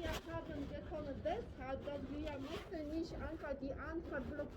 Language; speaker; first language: German; non-native, learner; Polish